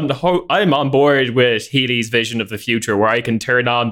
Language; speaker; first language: English; native; English